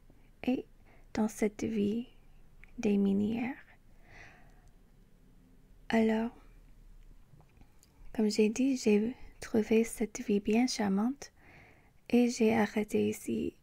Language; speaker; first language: French; non-native, learner; English